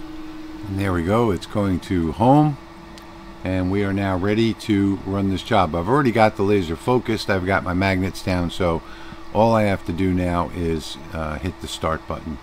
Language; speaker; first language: English; native; English